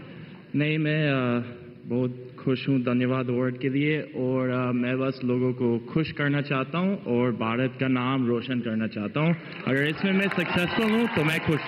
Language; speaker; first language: Hindi; early bilingual, other home language; English